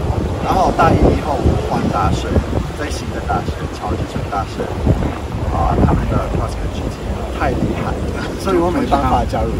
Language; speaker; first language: Chinese; non-native, fluent; English